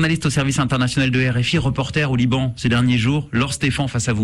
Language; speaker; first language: French; native; French